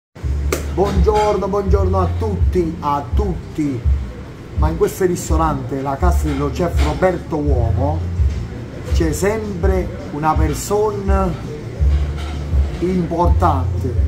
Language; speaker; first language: Italian; non-native, learner; Spanish